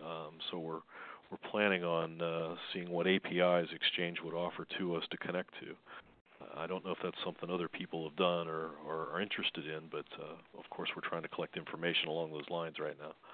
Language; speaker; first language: English; native; English